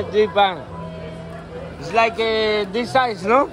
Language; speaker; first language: English; non-native, learner; Spanish